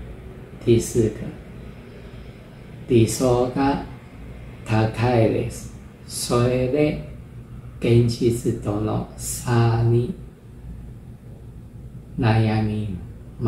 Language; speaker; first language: Japanese; non-native, fluent; Chinese